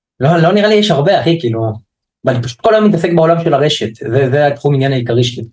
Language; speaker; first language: Hebrew; native; Hebrew